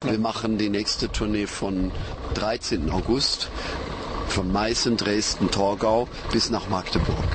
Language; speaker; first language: German; native; German